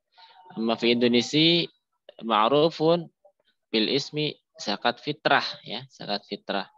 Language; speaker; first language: Arabic; non-native, fluent; Indonesian